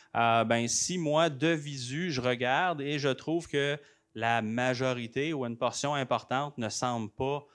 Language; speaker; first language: French; native; French